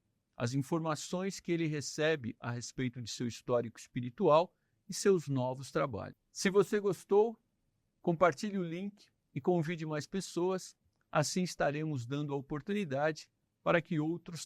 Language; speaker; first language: Portuguese; native; Portuguese